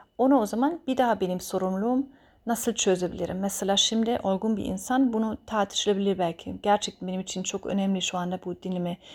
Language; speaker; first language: Turkish; early bilingual, heritage; Turkish